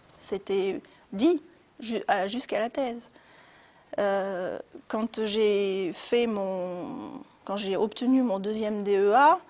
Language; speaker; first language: French; early bilingual, other home language; Arabic